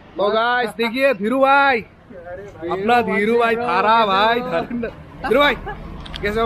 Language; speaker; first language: Hindi; non-native, local second language; Assamese